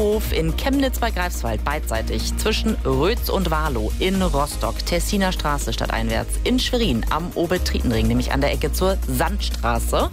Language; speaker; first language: German; native; German